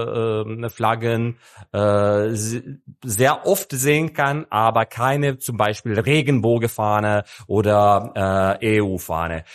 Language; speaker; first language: German; non-native, fluent; Serbian